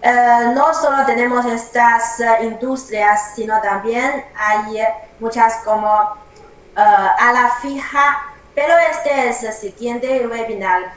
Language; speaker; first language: Spanish; non-native, learner; Chinese